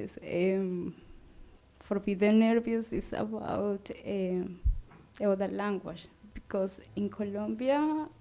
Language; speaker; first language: English; non-native, learner; Spanish